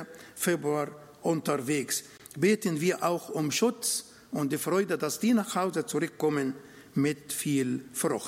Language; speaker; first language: German; non-native, learner; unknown